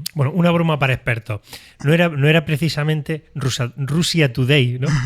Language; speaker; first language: Spanish; native; Spanish